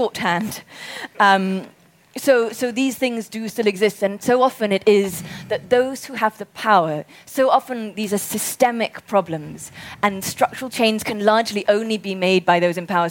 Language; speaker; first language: English; native; English